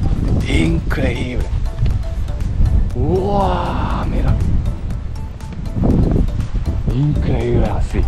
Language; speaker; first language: Spanish; non-native, learner; Japanese